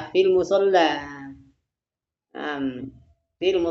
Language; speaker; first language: Arabic; non-native, fluent; Indonesian